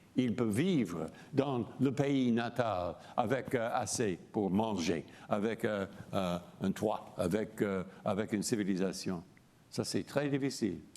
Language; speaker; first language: French; non-native, fluent; English